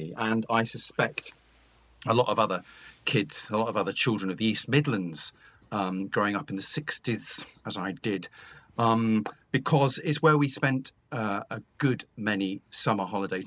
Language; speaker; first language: English; native; English